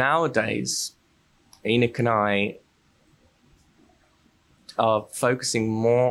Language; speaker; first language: English; native; English